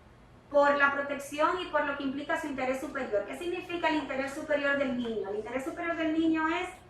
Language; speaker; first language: Spanish; native; Spanish